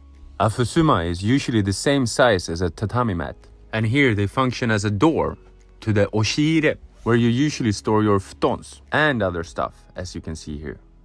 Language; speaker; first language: English; non-native, fluent; Swedish